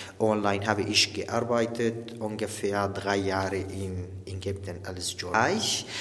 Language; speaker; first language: German; non-native, learner; Arabic